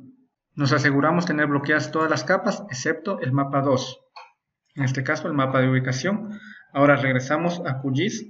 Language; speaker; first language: Spanish; native; Spanish